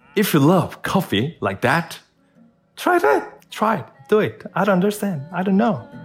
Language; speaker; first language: English; non-native, learner; Korean